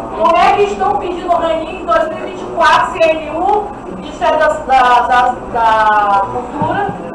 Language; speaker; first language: Portuguese; non-native, local second language; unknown